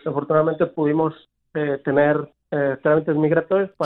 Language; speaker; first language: Spanish; native; Spanish